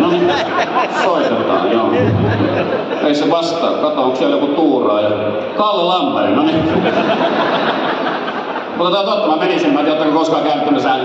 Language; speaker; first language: Finnish; native; Finnish